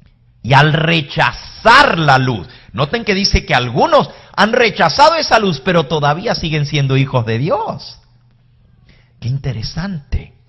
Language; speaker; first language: Spanish; native; Spanish